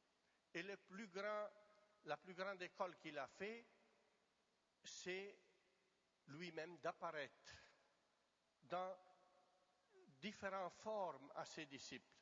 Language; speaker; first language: French; non-native, fluent; Italian